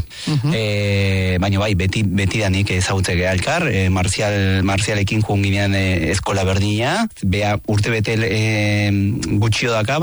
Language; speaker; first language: Basque; non-native, fluent; Spanish